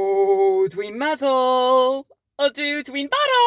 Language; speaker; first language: Welsh; non-native, learner; English